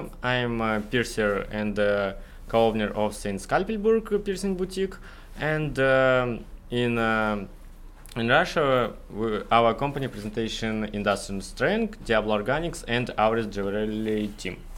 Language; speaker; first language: English; non-native, learner; Russian